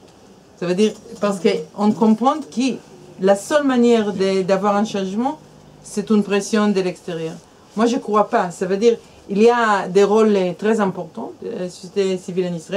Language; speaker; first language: French; non-native, fluent; Hebrew